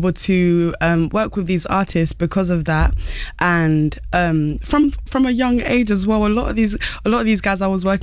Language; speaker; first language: English; native; English